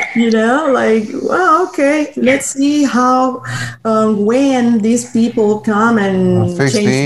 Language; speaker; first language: English; non-native, fluent; Spanish